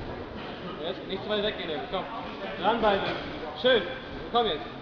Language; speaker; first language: German; native; German